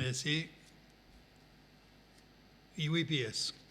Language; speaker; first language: French; non-native, local second language; Seselwa Creole French